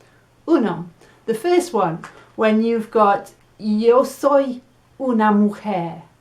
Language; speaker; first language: Spanish; non-native, fluent; English